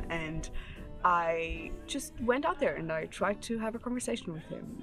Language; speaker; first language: English; non-native, fluent; German